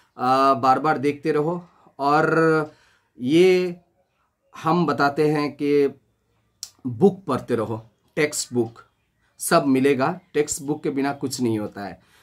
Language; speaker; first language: Hindi; non-native, local second language; Bangla